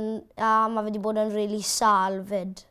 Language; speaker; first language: Welsh; native; Welsh